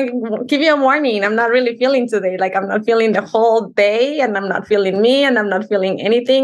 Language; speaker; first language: English; non-native, fluent; Spanish